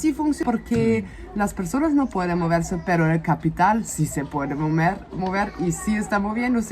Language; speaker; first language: Spanish; non-native, fluent; German